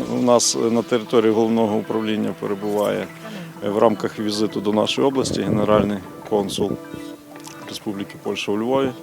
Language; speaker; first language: Ukrainian; native; Ukrainian